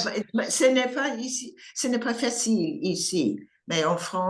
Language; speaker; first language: French; non-native, learner; English